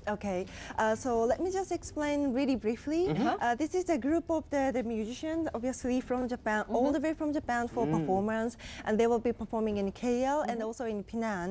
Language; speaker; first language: English; non-native, fluent; Japanese